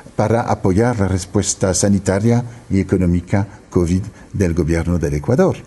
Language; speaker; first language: Spanish; non-native, fluent; French